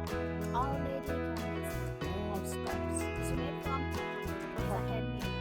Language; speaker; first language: English; non-native, learner; Thai